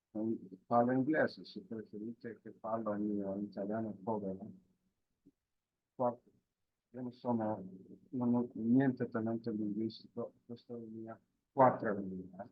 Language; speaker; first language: Italian; non-native, fluent; Polish